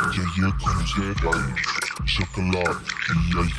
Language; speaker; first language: Russian; non-native, learner; German